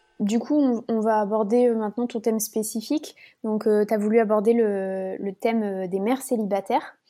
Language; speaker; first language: French; native; French